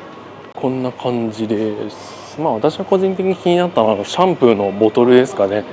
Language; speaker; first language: Japanese; native; Japanese